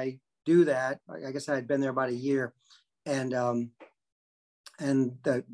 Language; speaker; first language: English; native; English